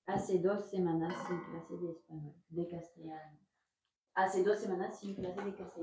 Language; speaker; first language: Spanish; non-native, learner; French